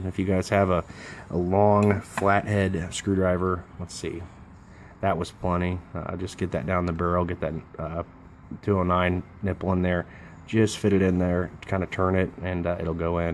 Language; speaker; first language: English; native; English